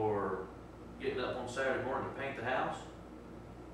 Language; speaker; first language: English; native; English